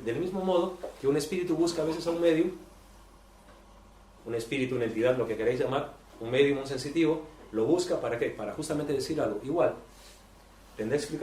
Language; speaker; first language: Spanish; native; Spanish